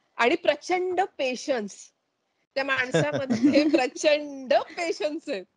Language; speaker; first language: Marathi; native; Marathi